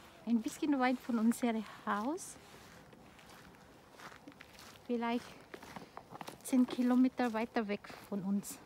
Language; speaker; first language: German; non-native, learner; Filipino